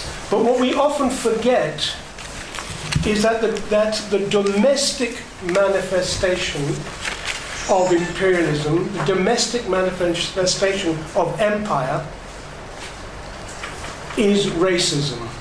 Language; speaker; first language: English; native; English